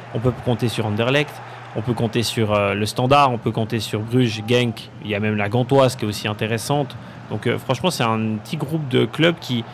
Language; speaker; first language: French; native; French